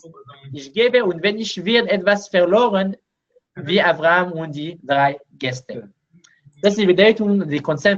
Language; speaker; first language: German; non-native, learner; Hebrew